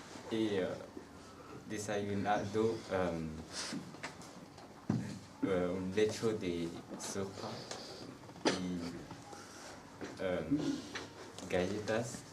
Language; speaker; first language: Spanish; non-native, learner; French